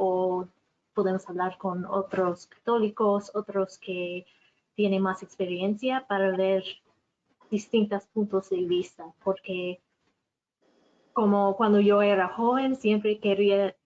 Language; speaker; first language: Spanish; non-native, fluent; English